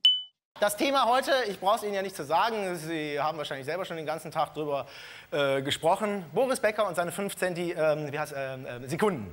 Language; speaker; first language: German; native; German